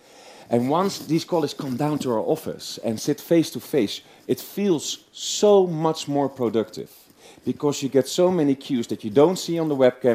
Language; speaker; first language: English; non-native, fluent; Dutch